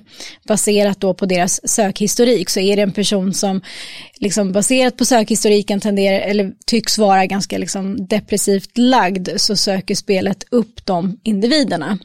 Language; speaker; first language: Swedish; native; Swedish